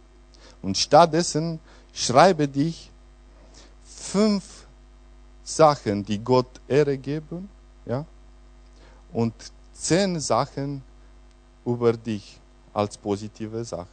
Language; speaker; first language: German; non-native, fluent; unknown